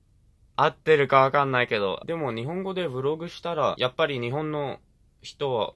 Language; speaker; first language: Japanese; early bilingual, heritage; English